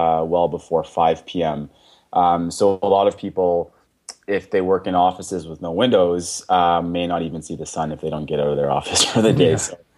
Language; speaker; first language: English; native; English